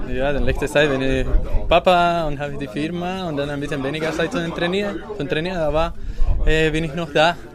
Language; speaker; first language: German; non-native, learner; Spanish